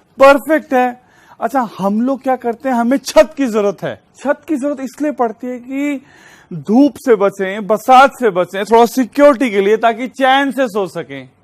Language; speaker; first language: Hindi; native; Hindi